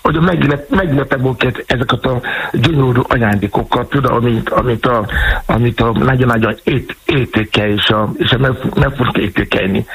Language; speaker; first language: Hungarian; non-native, fluent; Yoruba